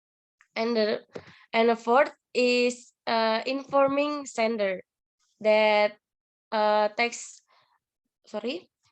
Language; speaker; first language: English; non-native, learner; Indonesian